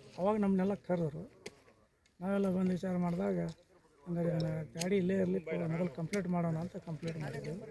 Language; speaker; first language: Kannada; native; Kannada